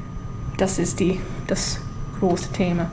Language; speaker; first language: German; non-native, learner; English